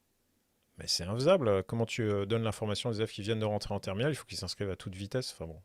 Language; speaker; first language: French; native; French